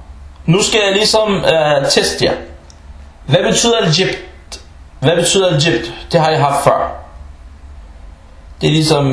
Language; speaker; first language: Danish; early bilingual, other home language; Arabic